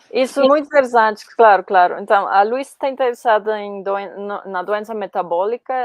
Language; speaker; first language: Portuguese; non-native, fluent; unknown